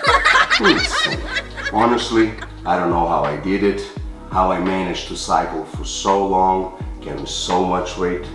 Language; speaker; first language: English; non-native, fluent; Portuguese